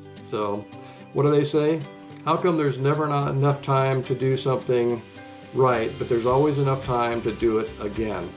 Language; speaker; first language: English; native; English